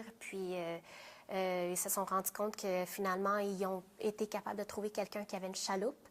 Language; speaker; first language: French; early bilingual, other home language; Vietnamese